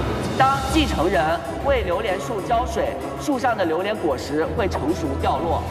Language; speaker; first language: Chinese; native; Chinese